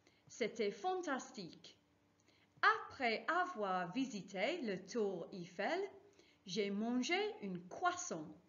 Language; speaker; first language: French; non-native, fluent; English